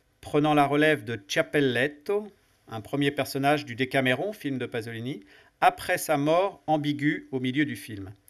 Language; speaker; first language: French; native; French